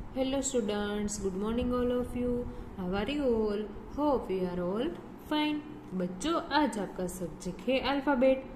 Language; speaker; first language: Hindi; non-native, local second language; Gujarati